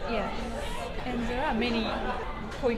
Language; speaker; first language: English; non-native, learner; Russian